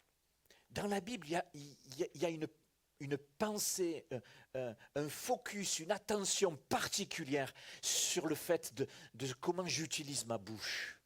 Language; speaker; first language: French; native; French